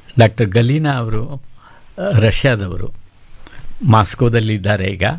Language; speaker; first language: Kannada; native; Kannada